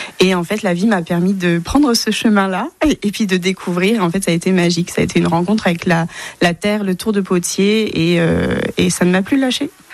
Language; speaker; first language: French; native; French